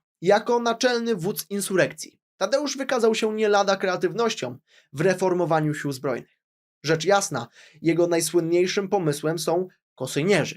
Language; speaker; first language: Polish; native; Polish